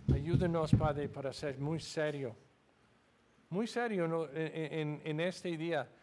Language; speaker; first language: Spanish; non-native, learner; English